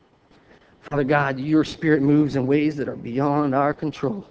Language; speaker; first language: English; native; English